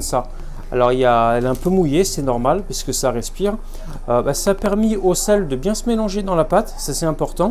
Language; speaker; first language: French; native; French